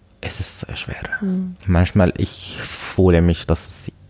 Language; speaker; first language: German; non-native, learner; Arabic